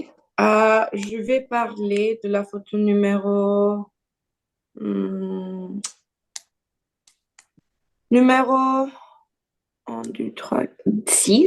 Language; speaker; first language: French; non-native, learner; Portuguese